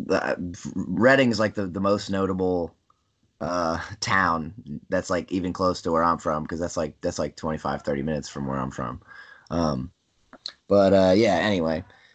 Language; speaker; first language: English; native; English